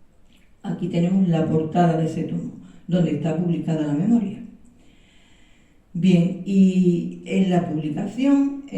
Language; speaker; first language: Spanish; native; Spanish